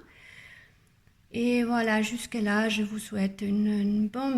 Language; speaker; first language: French; non-native, learner; German